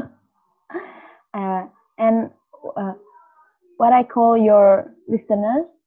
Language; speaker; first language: English; non-native, learner; Indonesian